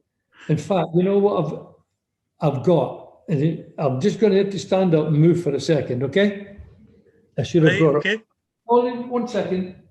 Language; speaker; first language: English; native; English